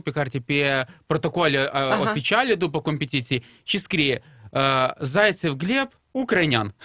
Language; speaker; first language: Romanian; non-native, local second language; Russian